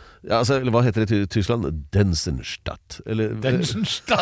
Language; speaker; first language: Norwegian; native; Norwegian